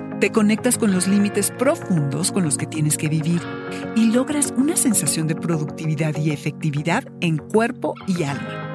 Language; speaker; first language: Spanish; native; Spanish